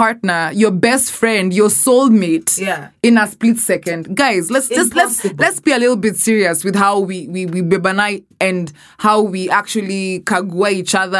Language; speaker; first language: English; non-native, local second language; Swahili